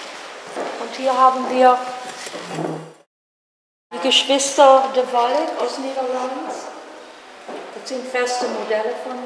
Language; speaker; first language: German; non-native, learner; Dutch